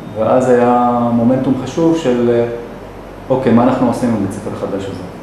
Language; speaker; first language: Hebrew; non-native, local second language; Arabic